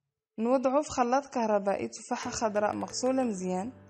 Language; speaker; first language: Arabic; native; Arabic